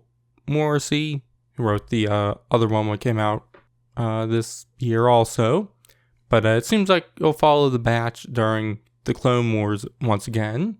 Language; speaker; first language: English; native; English